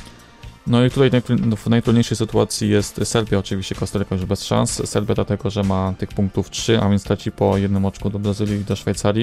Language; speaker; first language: Polish; native; Polish